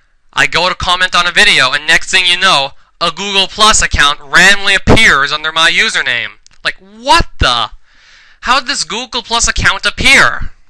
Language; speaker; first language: English; native; English